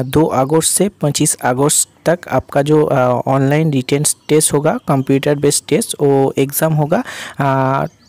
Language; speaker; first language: Hindi; non-native, local second language; Bangla